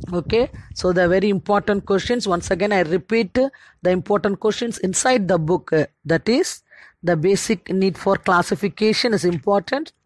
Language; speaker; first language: English; non-native, local second language; Tamil